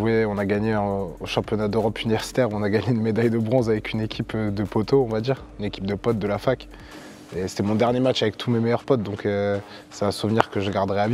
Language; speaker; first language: French; native; French